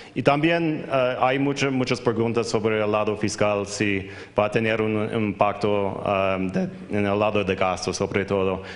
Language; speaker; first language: Spanish; non-native, fluent; English